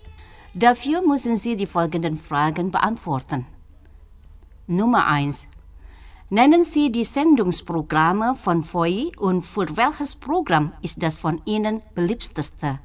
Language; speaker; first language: German; non-native, fluent; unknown